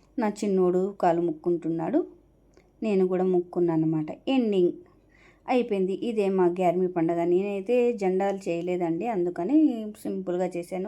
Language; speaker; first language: Telugu; non-native, local second language; Urdu